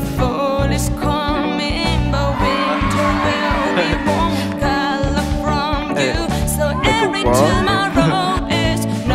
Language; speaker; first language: Chinese; non-native, learner; Japanese